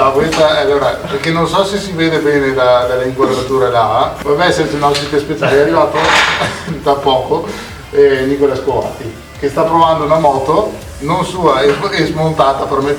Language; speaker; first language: Italian; native; Italian